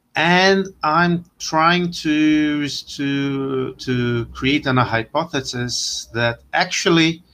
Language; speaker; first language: English; non-native, fluent; Portuguese